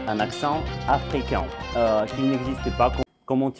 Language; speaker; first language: French; non-native, fluent; Russian